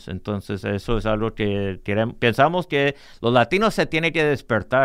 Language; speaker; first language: Spanish; early bilingual, heritage; English